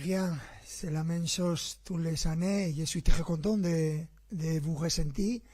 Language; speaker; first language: French; non-native, fluent; Spanish